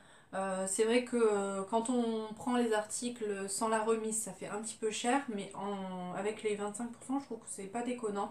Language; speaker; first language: French; native; French